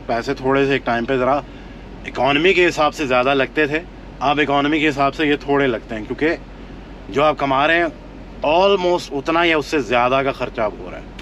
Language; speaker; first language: Urdu; non-native, local second language; Punjabi